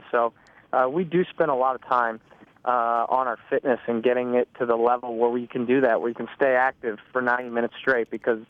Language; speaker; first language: English; native; English